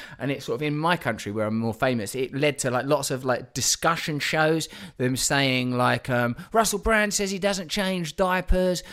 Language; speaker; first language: English; native; English